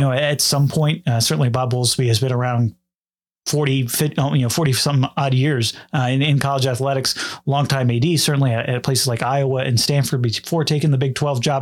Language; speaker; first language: English; native; English